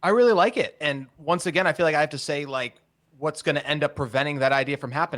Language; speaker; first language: English; native; English